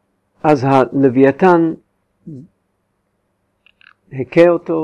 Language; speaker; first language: Hebrew; non-native, fluent; English